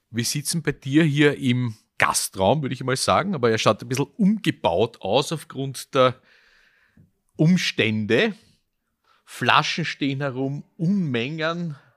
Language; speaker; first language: German; native; German